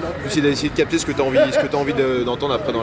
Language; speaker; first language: French; native; French